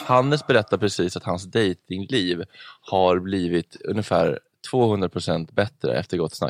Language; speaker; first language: Swedish; native; Swedish